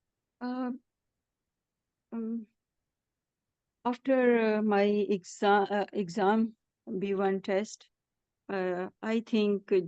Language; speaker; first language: English; non-native, learner; Urdu